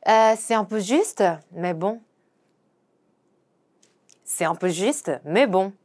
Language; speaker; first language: French; non-native, fluent; Korean